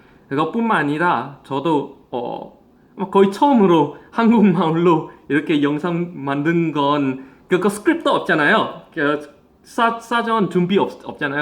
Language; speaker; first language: Korean; non-native, fluent; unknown